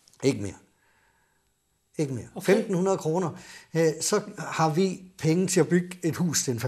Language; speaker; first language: Danish; native; Danish